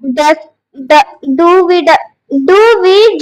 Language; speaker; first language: English; non-native, learner; Hindi